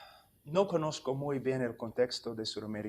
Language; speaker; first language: Spanish; non-native, fluent; English